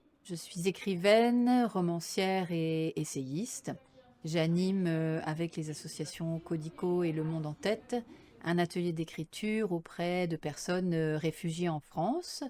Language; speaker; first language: French; native; French